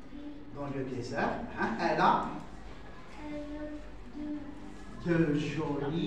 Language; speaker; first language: French; non-native, fluent; Arabic